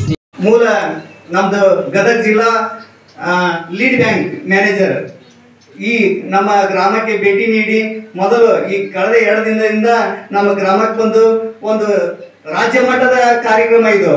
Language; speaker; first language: Kannada; native; Kannada